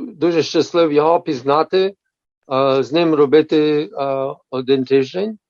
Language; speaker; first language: Ukrainian; early bilingual, heritage; Ukrainian